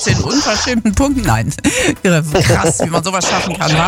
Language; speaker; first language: German; native; German